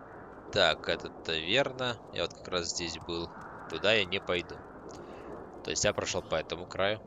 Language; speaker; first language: Russian; native; Russian